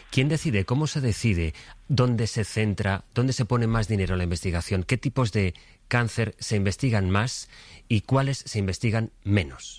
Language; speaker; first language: Spanish; native; Spanish